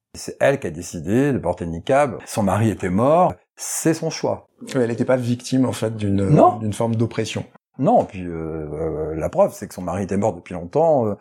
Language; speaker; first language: French; native; French